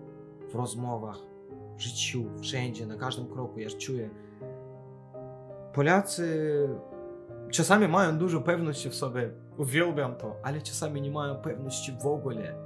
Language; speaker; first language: Polish; non-native, fluent; Azerbaijani